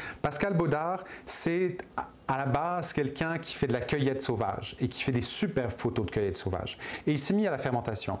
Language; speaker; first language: French; native; French